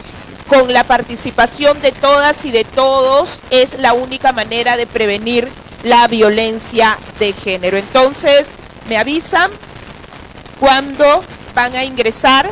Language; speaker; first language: Spanish; native; Spanish